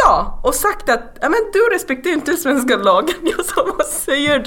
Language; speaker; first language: Swedish; non-native, fluent; Persian